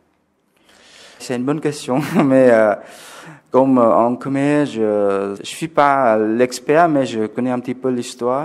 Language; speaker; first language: French; non-native, fluent; Khmer